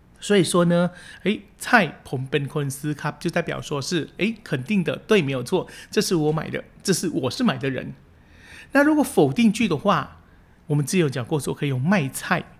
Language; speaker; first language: Chinese; early bilingual, heritage; Chinese